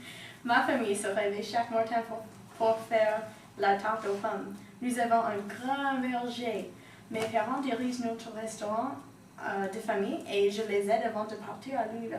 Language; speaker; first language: French; non-native, learner; English